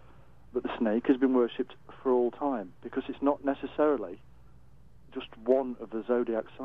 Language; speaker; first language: English; native; English